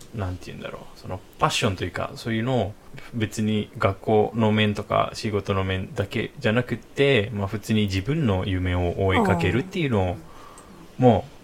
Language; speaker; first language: Japanese; non-native, fluent; Indonesian